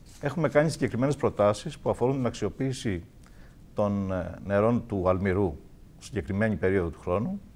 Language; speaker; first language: Greek; native; Greek